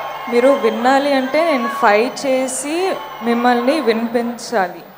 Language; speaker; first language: Telugu; non-native, local second language; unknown